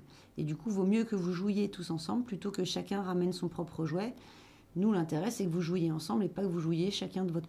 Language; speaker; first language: French; native; French